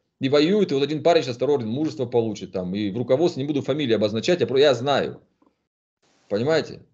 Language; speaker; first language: Russian; native; Russian